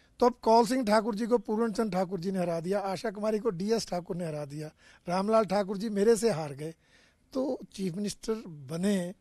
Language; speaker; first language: Hindi; native; Hindi